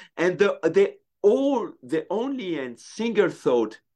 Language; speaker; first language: English; non-native, fluent; French